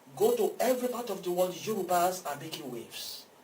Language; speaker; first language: English; non-native, local second language; Yoruba